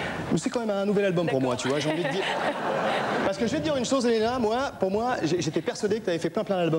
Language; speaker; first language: French; native; French